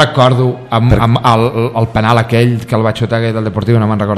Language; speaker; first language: Catalan; native; Catalan